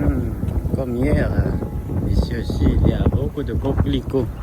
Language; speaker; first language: French; non-native, learner; Korean